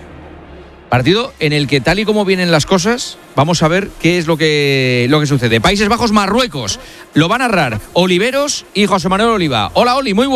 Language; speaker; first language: Spanish; native; Spanish